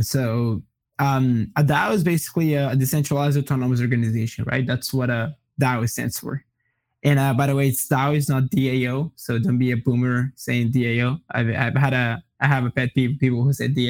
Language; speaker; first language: English; non-native, fluent; Portuguese